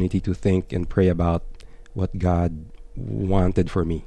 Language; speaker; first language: English; non-native, local second language; Filipino